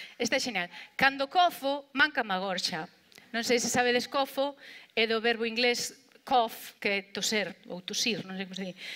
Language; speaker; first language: Galician; non-native, local second language; Spanish